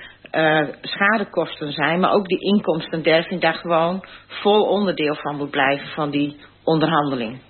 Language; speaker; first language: Dutch; native; Dutch